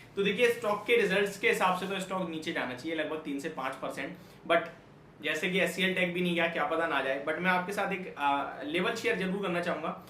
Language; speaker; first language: Hindi; native; Hindi